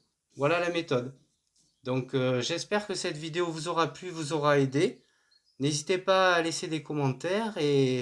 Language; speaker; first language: French; native; French